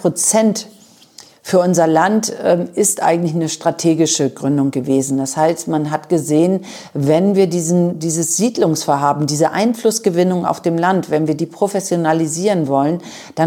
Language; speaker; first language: German; native; German